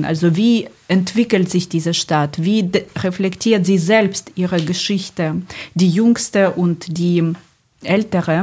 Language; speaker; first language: German; non-native, fluent; Ukrainian